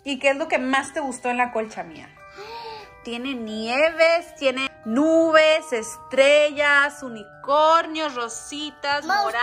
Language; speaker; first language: Spanish; native; Spanish